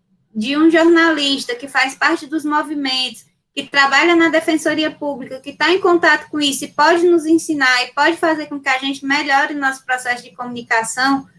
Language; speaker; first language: Portuguese; native; Portuguese